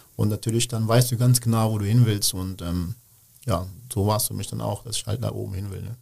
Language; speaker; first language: German; early bilingual, other home language; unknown